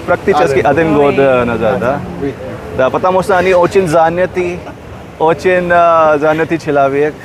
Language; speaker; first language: Russian; non-native, learner; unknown